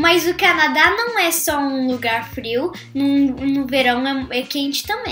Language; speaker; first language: Portuguese; early bilingual, heritage; Portuguese